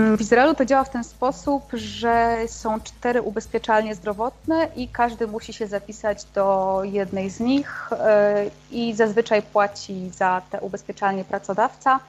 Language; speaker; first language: Polish; native; Polish